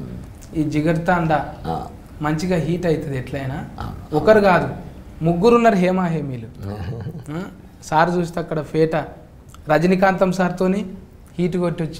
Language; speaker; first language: Telugu; native; Telugu